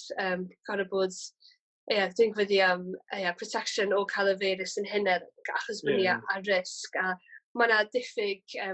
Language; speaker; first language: Welsh; native; Welsh